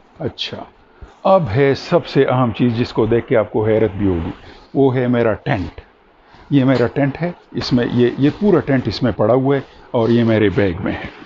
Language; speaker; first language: Urdu; non-native, local second language; Pashto